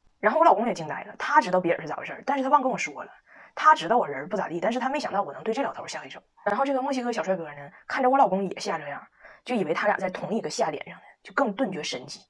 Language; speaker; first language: Chinese; native; Chinese